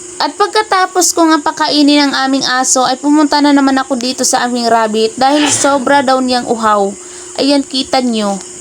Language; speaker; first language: Filipino; non-native, local second language; Cebuano